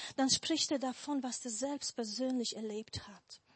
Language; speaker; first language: German; non-native, fluent; Polish